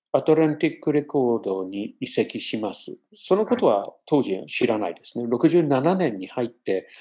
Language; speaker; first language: Japanese; non-native, fluent; English